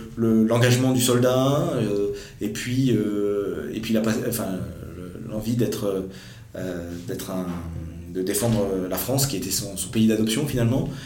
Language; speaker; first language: French; native; French